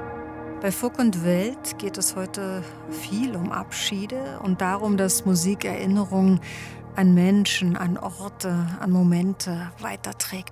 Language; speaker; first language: German; native; German